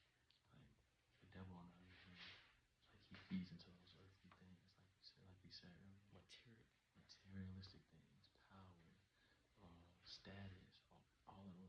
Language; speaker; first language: English; native; English